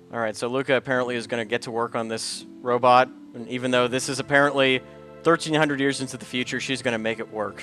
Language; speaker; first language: English; native; English